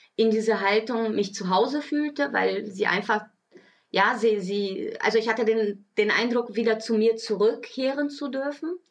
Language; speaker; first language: German; early bilingual, other home language; Portuguese